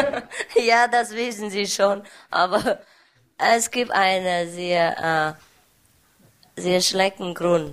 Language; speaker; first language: German; non-native, learner; Vietnamese